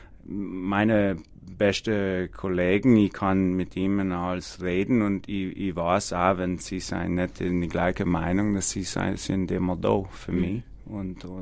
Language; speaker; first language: German; non-native, learner; English